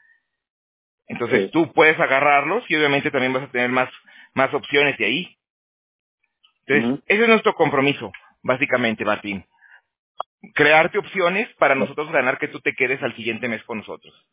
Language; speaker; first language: Spanish; native; Spanish